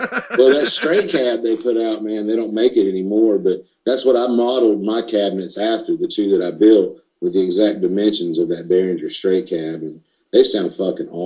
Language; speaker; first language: English; native; English